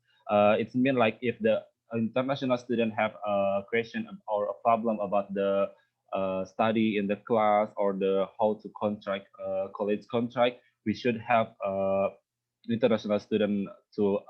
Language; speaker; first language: English; non-native, learner; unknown